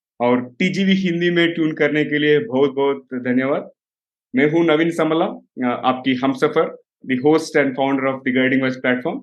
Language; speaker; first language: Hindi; non-native, local second language; Telugu